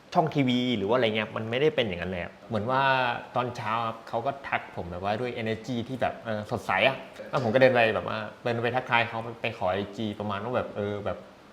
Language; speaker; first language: Thai; native; Thai